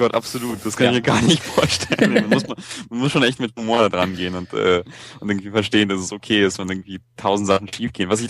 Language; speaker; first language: German; native; German